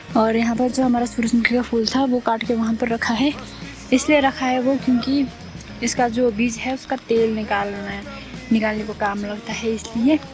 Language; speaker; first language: Hindi; non-native, fluent; Nepali